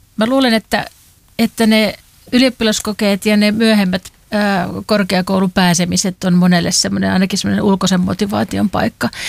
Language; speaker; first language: Finnish; native; Finnish